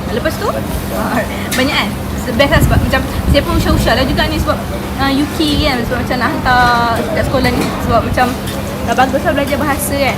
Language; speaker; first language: Malay; native; Malay